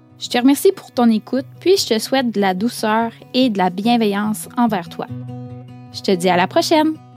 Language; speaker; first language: French; native; French